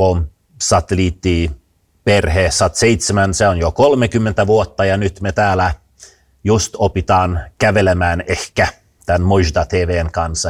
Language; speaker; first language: Finnish; early bilingual, heritage; Finnish